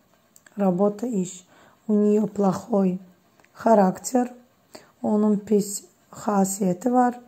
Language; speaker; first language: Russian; non-native, fluent; Azerbaijani